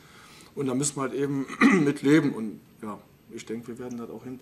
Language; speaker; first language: German; native; German